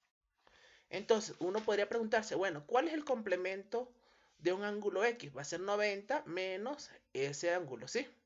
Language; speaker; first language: Spanish; native; Spanish